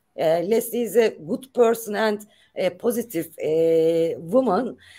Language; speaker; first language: English; non-native, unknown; Turkish